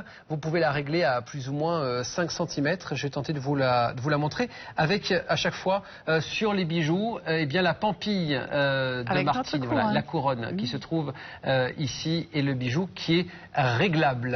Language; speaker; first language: French; native; French